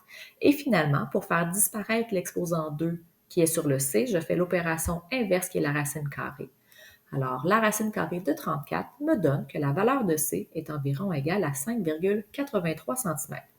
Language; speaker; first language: French; native; French